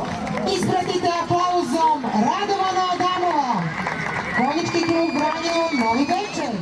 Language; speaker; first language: Bosnian; native; Bosnian